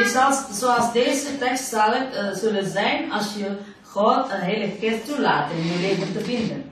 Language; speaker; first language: Dutch; non-native, learner; Indonesian